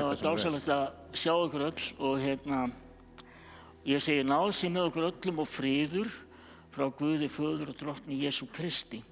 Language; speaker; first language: Icelandic; native; Icelandic